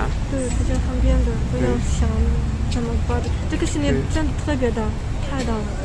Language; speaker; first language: Chinese; non-native, learner; Russian